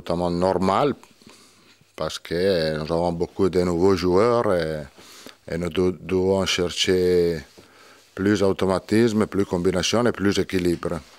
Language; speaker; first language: French; non-native, learner; Italian